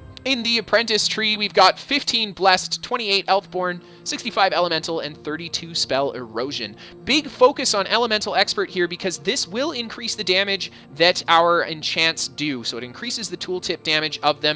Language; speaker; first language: English; native; English